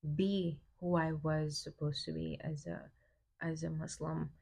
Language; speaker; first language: English; early bilingual, other home language; Wolof